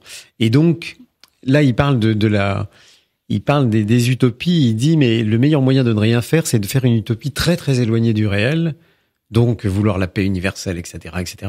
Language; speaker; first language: French; native; French